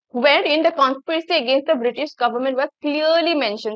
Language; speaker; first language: English; non-native, local second language; Assamese